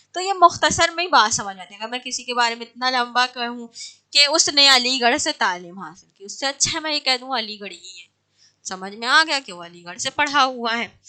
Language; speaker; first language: Urdu; native; Urdu